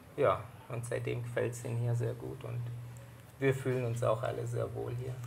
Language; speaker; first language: German; early bilingual, other home language; Greek